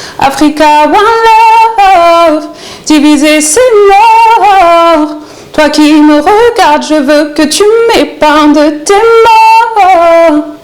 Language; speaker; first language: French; early bilingual, other home language; Lingala